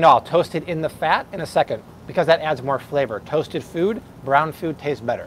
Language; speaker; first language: English; native; English